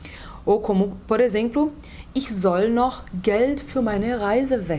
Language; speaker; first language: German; non-native, fluent; Portuguese